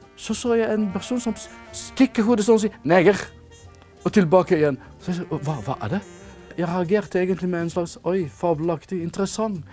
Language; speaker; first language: Norwegian; non-native, fluent; Arabic